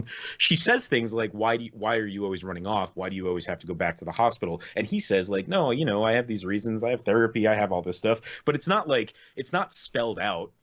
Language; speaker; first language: English; native; English